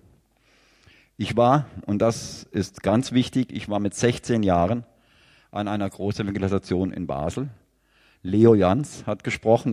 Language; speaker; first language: German; native; German